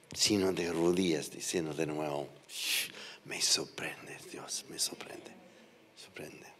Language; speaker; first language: Spanish; non-native, fluent; English